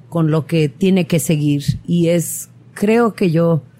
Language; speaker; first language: Spanish; native; Spanish